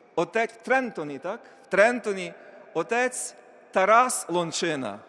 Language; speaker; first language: Ukrainian; native; Ukrainian